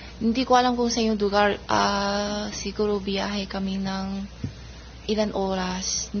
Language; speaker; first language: Filipino; non-native, learner; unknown